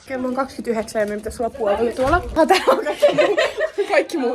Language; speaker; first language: Finnish; native; Finnish